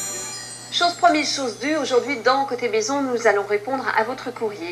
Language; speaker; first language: French; native; French